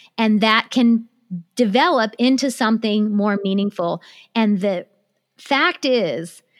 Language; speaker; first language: English; native; English